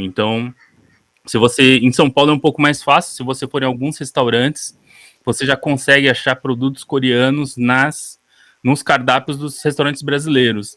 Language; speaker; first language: Portuguese; early bilingual, other home language; Korean